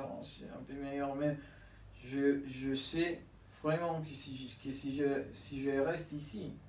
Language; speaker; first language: French; non-native, learner; Spanish